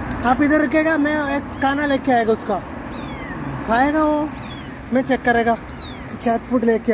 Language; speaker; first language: Hindi; non-native, local second language; Malayalam